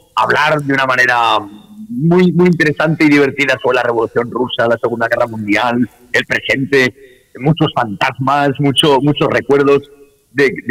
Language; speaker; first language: Spanish; native; Spanish